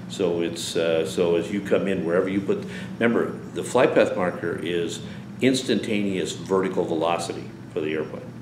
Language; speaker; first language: English; native; English